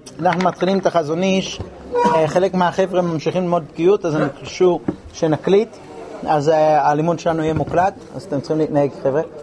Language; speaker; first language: Hebrew; non-native, fluent; English